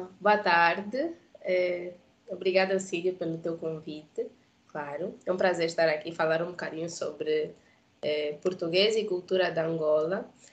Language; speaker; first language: Portuguese; native; Portuguese